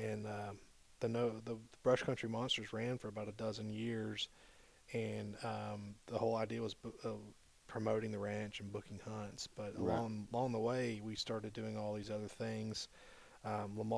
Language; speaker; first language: English; native; English